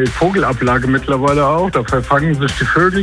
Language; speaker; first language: German; native; German